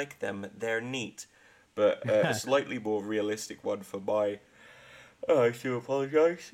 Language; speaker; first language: English; native; English